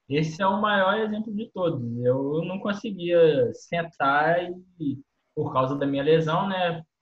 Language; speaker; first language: Portuguese; native; Portuguese